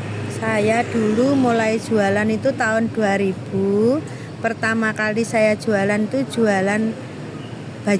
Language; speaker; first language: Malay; non-native, local second language; Javanese